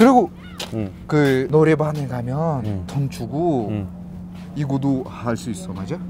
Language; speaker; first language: Korean; non-native, fluent; Russian